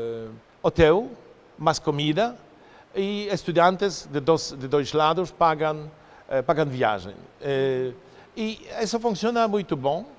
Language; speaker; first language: Portuguese; non-native, fluent; Polish